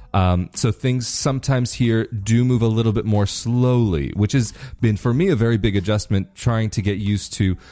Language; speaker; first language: English; native; English